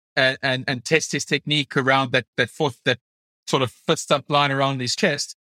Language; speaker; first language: English; native; English